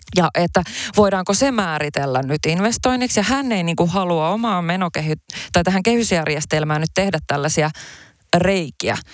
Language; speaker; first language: Finnish; early bilingual, other home language; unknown